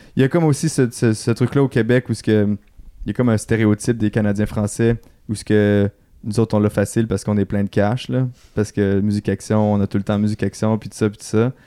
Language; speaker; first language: French; native; French